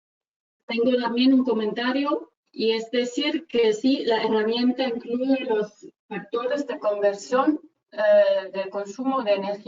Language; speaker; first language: Spanish; non-native, fluent; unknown